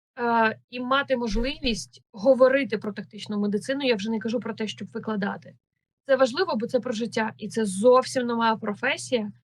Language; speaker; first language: Ukrainian; native; Ukrainian